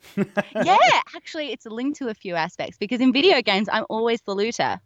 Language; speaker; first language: English; native; English